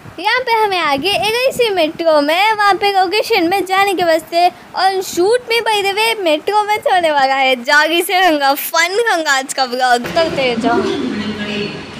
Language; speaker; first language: Hindi; non-native, local second language; Urdu